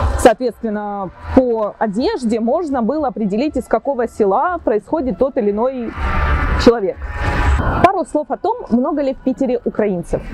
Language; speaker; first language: Russian; native; Russian